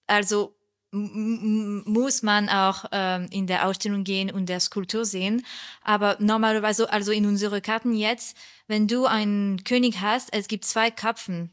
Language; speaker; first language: German; non-native, fluent; French